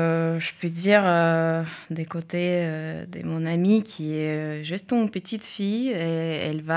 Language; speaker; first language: French; non-native, fluent; Russian